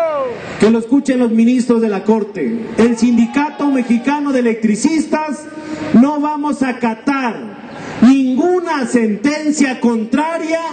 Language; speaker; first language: Spanish; native; Spanish